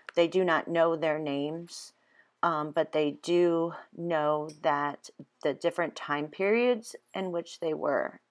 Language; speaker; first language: English; native; English